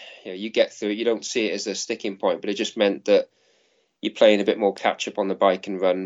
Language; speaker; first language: English; native; English